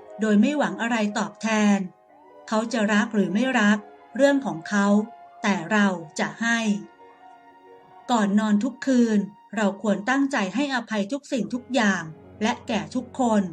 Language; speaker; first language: Thai; native; Thai